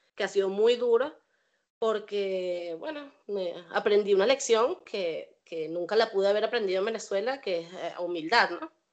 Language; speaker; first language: Spanish; native; Spanish